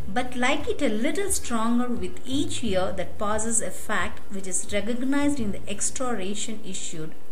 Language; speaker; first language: English; non-native, local second language; Tamil